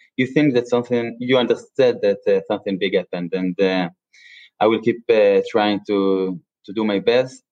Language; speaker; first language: English; non-native, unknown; Hebrew